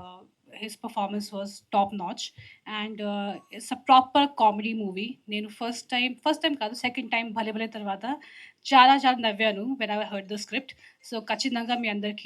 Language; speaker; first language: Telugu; non-native, local second language; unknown